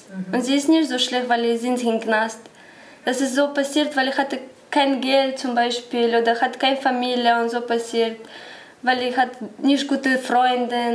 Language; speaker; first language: German; non-native, learner; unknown